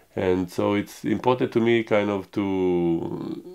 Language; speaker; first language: English; non-native, fluent; Hebrew